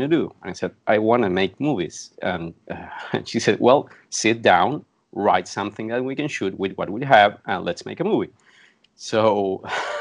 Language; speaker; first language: English; non-native, fluent; Spanish